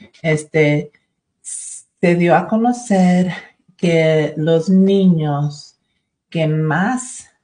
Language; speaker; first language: Spanish; early bilingual, other home language; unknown